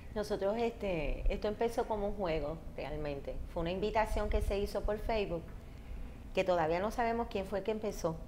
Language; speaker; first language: Spanish; native; Spanish